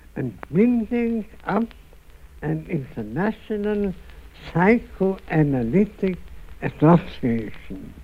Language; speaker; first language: English; non-native, fluent; German